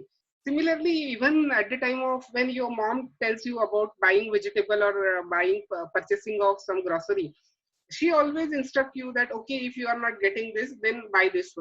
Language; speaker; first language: English; non-native, local second language; Marathi